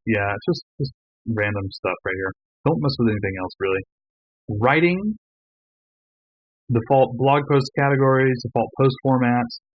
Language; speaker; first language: English; native; English